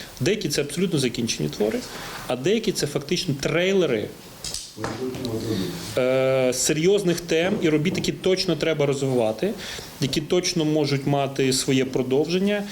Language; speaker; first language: Ukrainian; native; Ukrainian